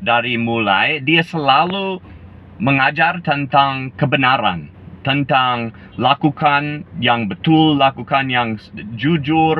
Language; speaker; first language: Indonesian; non-native, fluent; English